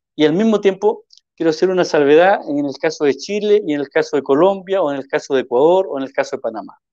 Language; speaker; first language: Spanish; native; Spanish